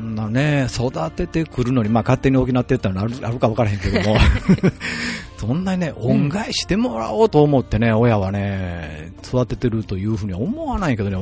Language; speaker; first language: Japanese; native; Japanese